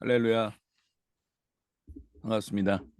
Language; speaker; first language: Korean; native; Korean